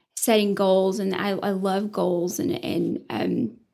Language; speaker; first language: English; native; English